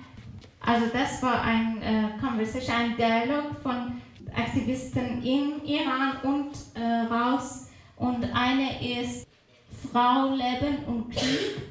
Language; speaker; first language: German; non-native, fluent; Persian